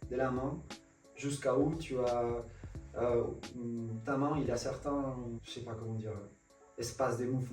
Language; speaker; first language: French; non-native, fluent; Spanish